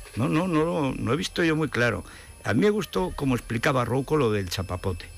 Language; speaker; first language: Spanish; native; Spanish